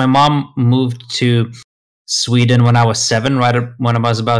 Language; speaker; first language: English; non-native, fluent; Swedish